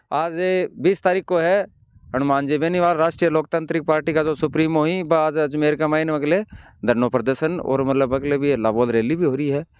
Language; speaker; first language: Hindi; native; Hindi